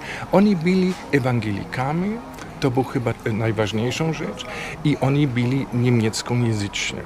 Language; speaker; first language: Polish; non-native, fluent; German